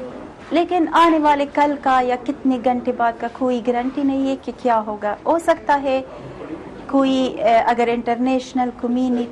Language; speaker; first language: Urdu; non-native, fluent; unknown